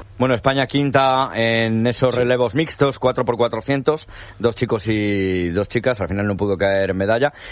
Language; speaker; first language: Spanish; native; Spanish